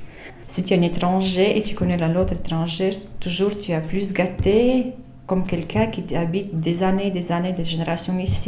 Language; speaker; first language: French; non-native, fluent; Latvian